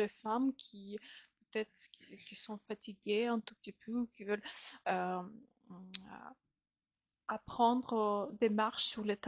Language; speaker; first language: French; non-native, fluent; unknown